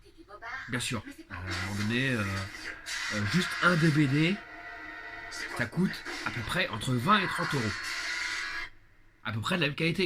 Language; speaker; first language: French; native; French